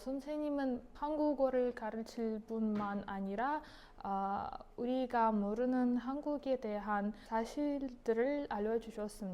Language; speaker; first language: Korean; non-native, learner; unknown